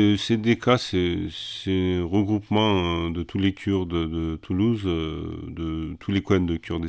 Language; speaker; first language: French; non-native, fluent; Kurdish